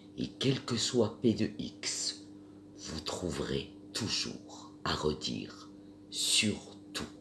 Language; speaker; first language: French; native; French